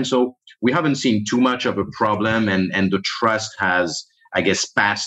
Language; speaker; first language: English; non-native, fluent; French